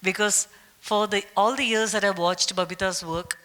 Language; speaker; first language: English; non-native, local second language; Malayalam